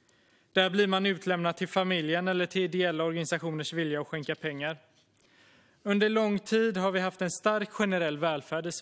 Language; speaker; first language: Swedish; native; Swedish